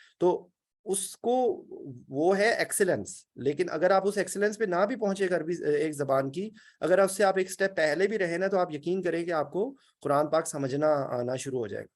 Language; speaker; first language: Urdu; native; Urdu